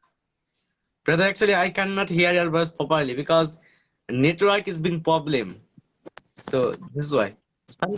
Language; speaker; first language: English; non-native, learner; Bangla